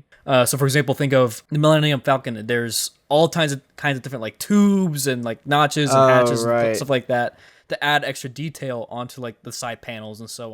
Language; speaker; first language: English; native; English